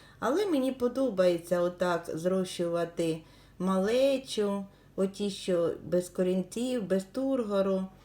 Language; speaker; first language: Ukrainian; native; Ukrainian